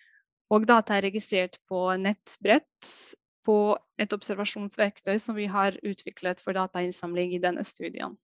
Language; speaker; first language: Norwegian; non-native, fluent; Bosnian